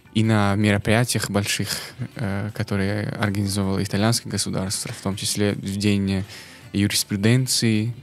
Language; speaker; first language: Russian; non-native, local second language; Persian